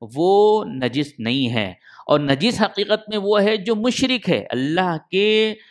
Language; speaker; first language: Urdu; native; Urdu